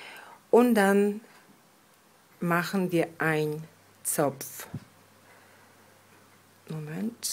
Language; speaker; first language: German; non-native, fluent; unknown